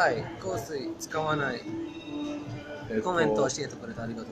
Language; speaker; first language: Japanese; non-native, fluent; Persian